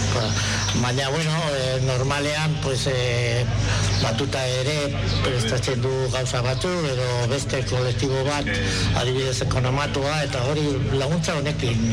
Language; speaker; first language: Basque; non-native, local second language; Spanish